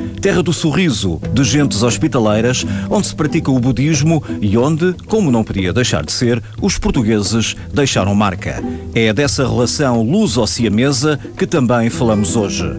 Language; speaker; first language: Portuguese; native; Portuguese